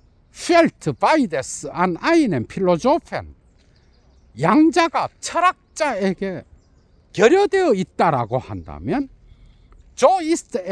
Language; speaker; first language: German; non-native, learner; Korean